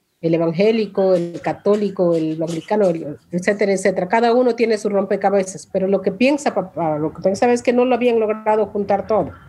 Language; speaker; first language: Spanish; non-native, local second language; Quechua